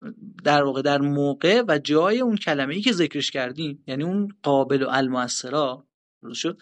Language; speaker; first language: Persian; native; Persian